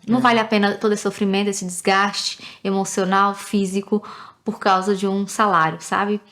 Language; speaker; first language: Portuguese; native; Portuguese